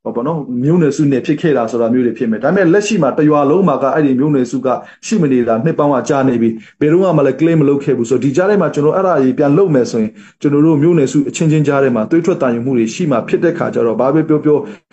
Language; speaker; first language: Burmese; non-native, local second language; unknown